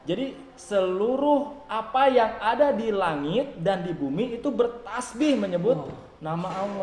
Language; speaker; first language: Indonesian; native; Indonesian